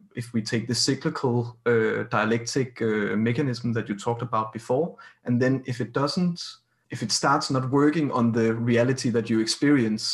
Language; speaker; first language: English; non-native, fluent; Danish